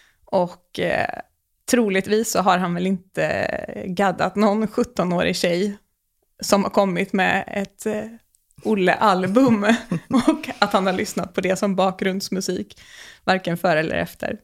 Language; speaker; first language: Swedish; native; Swedish